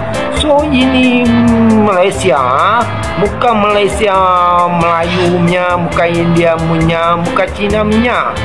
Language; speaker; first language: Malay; non-native, local second language; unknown